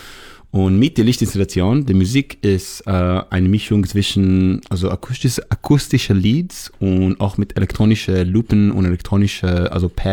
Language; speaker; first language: German; non-native, fluent; Hebrew